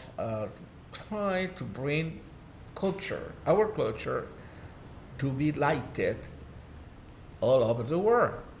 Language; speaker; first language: English; non-native, fluent; Spanish